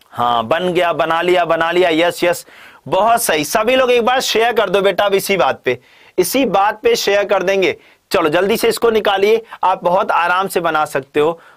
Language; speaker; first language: Hindi; native; Hindi